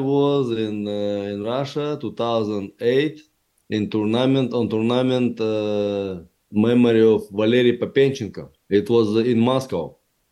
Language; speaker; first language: English; non-native, learner; Russian